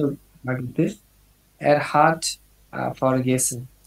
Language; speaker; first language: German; non-native, learner; Bangla